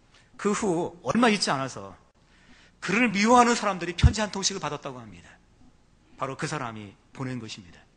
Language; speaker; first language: Korean; native; Korean